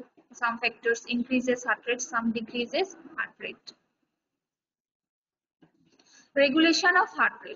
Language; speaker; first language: English; non-native, local second language; Bangla